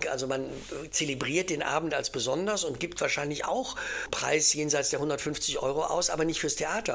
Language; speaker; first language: German; native; German